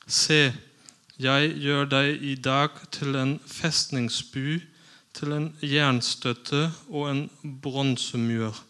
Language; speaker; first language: Norwegian; non-native, fluent; German